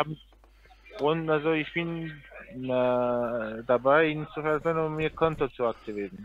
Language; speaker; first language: German; non-native, learner; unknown